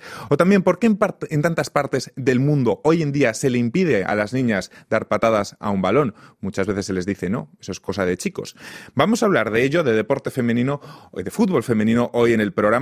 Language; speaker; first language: Spanish; native; Spanish